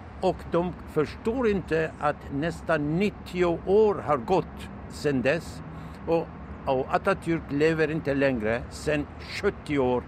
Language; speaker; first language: Swedish; non-native, fluent; Turkish